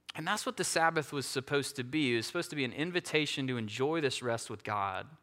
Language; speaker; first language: English; native; English